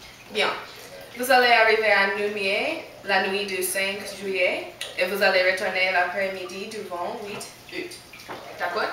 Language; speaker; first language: French; non-native, learner; English